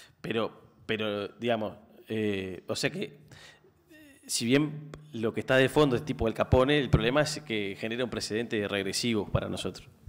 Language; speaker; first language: Spanish; native; Spanish